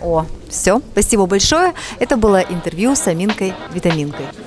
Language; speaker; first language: Russian; native; Russian